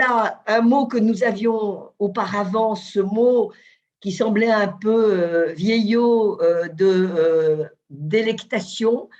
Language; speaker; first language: French; native; French